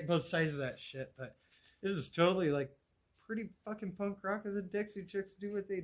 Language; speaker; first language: English; native; English